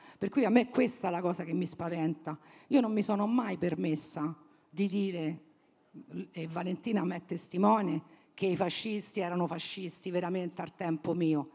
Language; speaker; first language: Italian; native; Italian